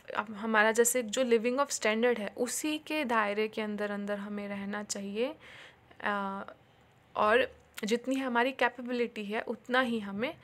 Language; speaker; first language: Hindi; native; Hindi